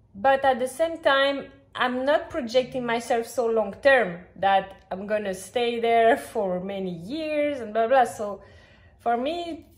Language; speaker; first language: English; non-native, fluent; French